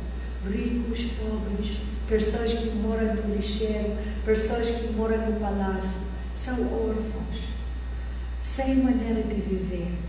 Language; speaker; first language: Portuguese; non-native, fluent; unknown